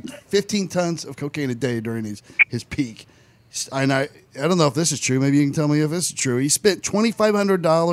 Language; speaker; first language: English; native; English